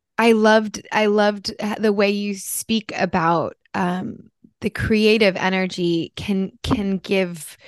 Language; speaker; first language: English; early bilingual, other home language; Italian